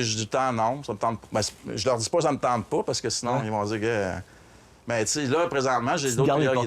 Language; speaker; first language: French; native; French